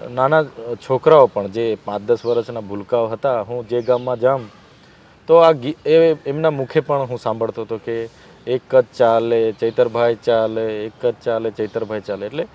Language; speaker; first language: Gujarati; non-native, local second language; Vasavi